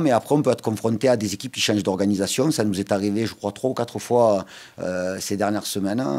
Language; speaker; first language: French; native; French